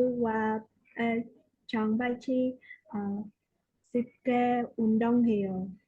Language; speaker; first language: Korean; non-native, learner; Vietnamese